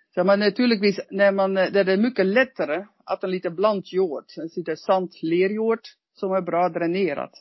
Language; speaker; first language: Swedish; non-native, learner; Dutch